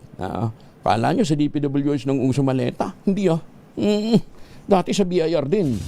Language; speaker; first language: Filipino; native; Filipino